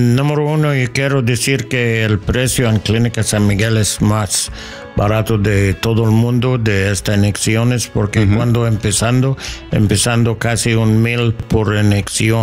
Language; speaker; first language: Spanish; non-native, learner; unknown